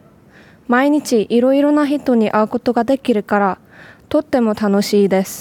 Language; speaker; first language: Japanese; non-native, learner; English